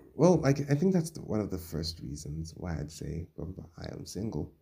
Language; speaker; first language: English; non-native, local second language; Swahili